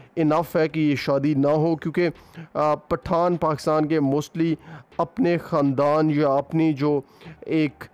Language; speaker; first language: Urdu; non-native, local second language; Punjabi